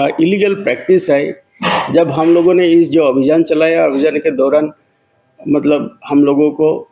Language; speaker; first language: Hindi; non-native, local second language; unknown